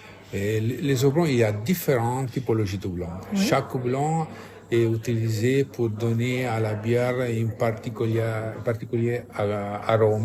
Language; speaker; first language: French; non-native, fluent; Italian